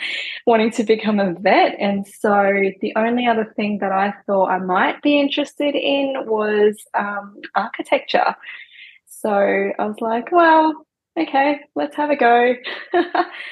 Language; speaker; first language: English; non-native, local second language; Cantonese